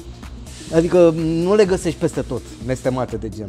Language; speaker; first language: Romanian; native; Romanian